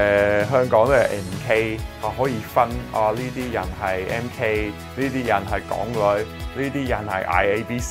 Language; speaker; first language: Chinese; non-native, fluent; English